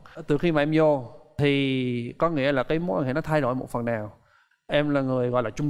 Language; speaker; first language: Vietnamese; non-native, fluent; English